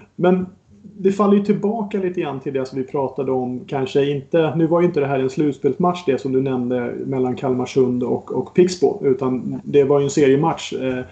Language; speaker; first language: Swedish; native; Swedish